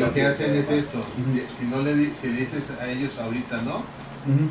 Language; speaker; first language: Spanish; native; Spanish